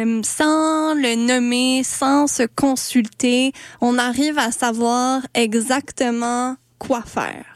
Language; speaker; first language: French; native; French